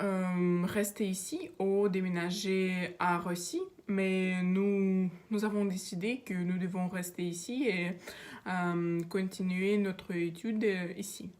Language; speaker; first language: French; non-native, learner; Russian